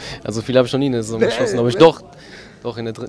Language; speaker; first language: German; native; German